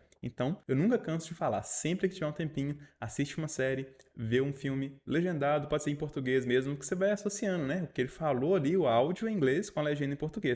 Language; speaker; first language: Portuguese; native; Portuguese